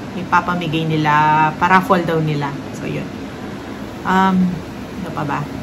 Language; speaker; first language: Filipino; non-native, local second language; Pampanga